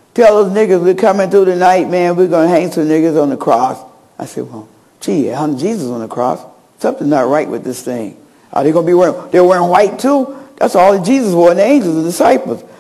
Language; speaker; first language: English; native; English